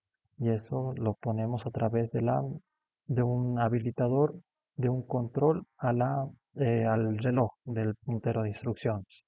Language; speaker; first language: Spanish; native; Spanish